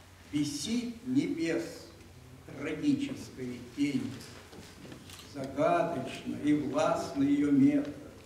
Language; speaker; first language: Russian; native; Russian